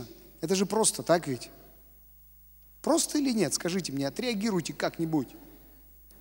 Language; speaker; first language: Russian; native; Russian